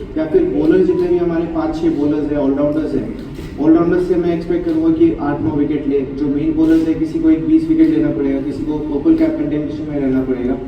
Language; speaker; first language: Hindi; non-native, local second language; Assamese